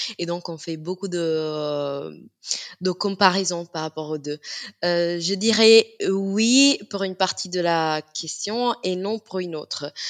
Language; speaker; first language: French; non-native, fluent; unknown